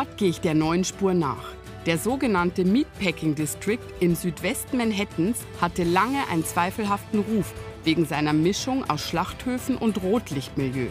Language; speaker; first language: German; native; German